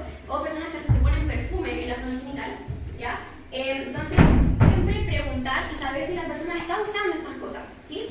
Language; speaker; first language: Spanish; native; Spanish